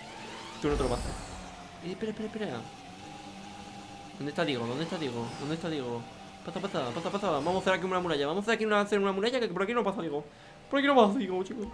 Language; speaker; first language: Spanish; native; Spanish